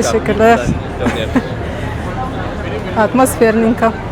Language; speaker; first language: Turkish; non-native, learner; Russian